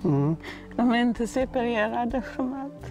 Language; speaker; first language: Swedish; non-native, fluent; Māori